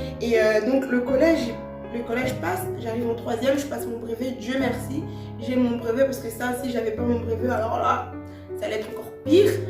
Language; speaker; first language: French; early bilingual, other home language; Lingala